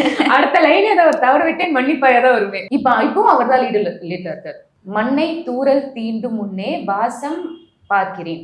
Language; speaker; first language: Tamil; native; Tamil